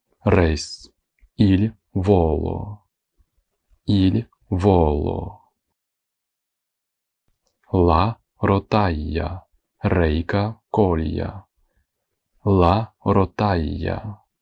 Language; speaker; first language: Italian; non-native, fluent; Ukrainian